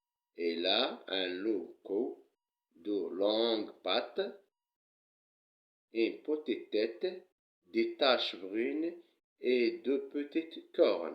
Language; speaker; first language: French; non-native, local second language; Arabic